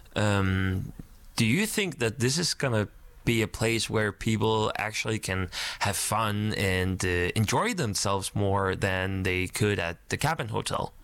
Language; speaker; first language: English; non-native, fluent; Danish